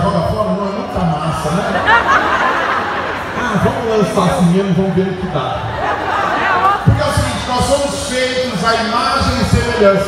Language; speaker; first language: Portuguese; native; Portuguese